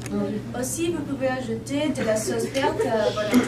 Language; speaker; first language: French; non-native, learner; Spanish